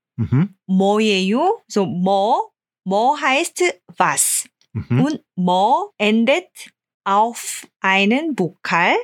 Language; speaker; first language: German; non-native, fluent; Korean